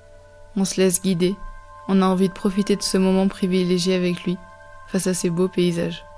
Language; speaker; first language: French; native; French